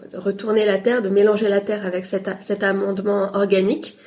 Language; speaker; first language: French; native; French